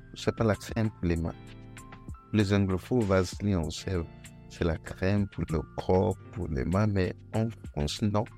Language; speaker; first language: French; non-native, fluent; Yoruba